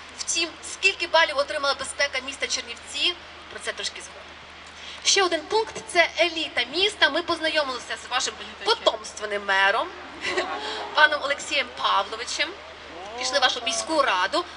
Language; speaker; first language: Ukrainian; native; Ukrainian